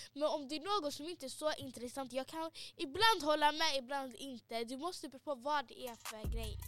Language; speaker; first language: Swedish; early bilingual, other home language; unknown